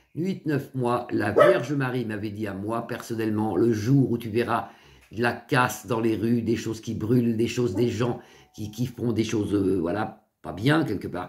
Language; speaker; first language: French; native; French